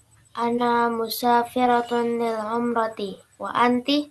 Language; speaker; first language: Arabic; non-native, learner; Indonesian